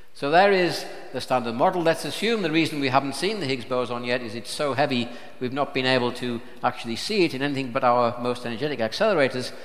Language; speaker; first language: English; native; English